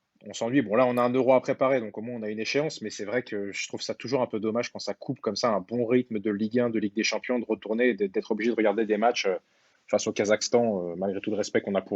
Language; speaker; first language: French; native; French